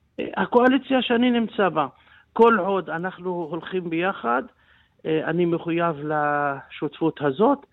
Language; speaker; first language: Hebrew; non-native, local second language; Arabic